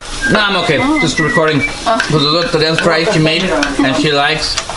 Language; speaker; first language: English; early bilingual, other home language; Spanish